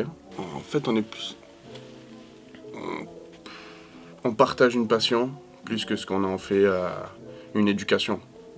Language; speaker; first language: French; native; French